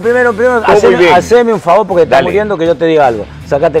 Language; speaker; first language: Spanish; native; Spanish